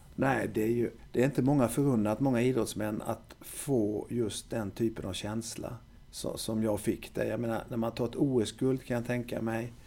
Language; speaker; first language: Swedish; native; Swedish